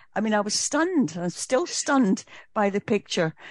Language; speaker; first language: English; native; English